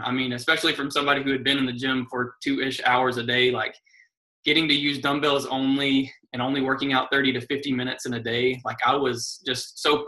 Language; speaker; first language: English; native; English